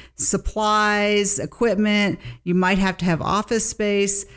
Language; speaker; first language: English; native; English